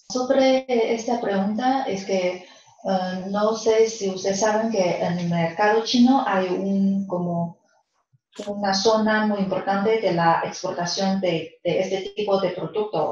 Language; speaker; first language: Spanish; non-native, fluent; Chinese